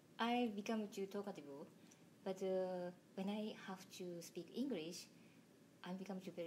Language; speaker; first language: English; non-native, learner; Japanese